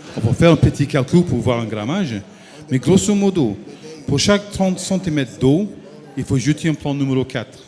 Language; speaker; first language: French; non-native, fluent; English